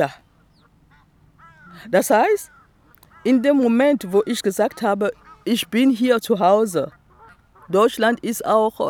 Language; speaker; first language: German; non-native, fluent; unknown